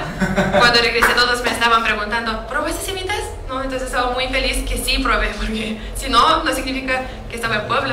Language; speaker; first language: Spanish; non-native, fluent; Lithuanian